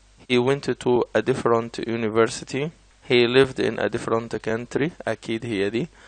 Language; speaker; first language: English; non-native, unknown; Arabic